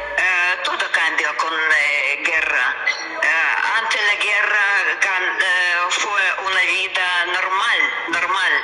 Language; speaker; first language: Spanish; non-native, learner; Russian